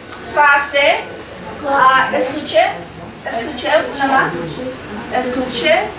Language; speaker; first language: Spanish; non-native, learner; Chinese